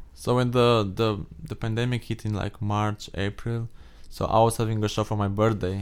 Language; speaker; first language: English; non-native, fluent; Albanian